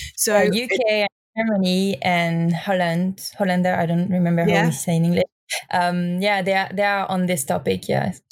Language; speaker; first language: English; non-native, learner; French